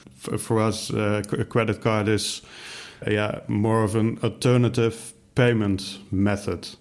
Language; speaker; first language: English; non-native, fluent; Dutch